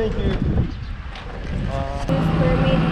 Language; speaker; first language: English; non-native, learner; Korean